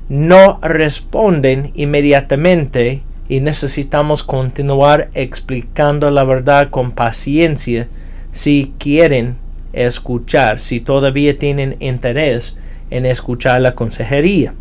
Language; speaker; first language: Spanish; non-native, fluent; English